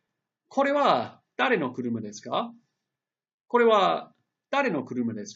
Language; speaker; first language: Japanese; non-native, fluent; English